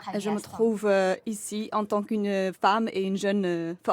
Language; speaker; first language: French; non-native, learner; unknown